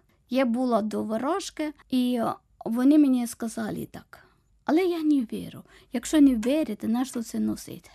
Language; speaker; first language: Ukrainian; non-native, learner; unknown